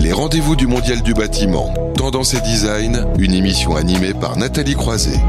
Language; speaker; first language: French; native; French